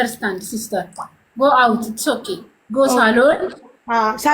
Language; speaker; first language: English; non-native, learner; Amharic